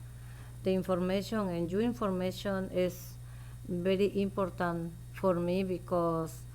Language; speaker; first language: English; non-native, local second language; Spanish